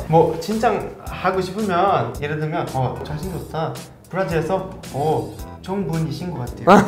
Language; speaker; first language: Korean; non-native, fluent; Portuguese